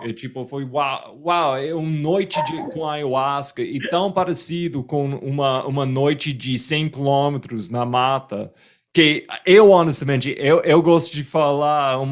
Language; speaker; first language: Portuguese; non-native, fluent; English